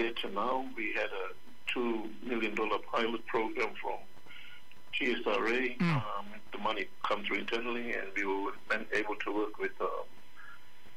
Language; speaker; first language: English; native; English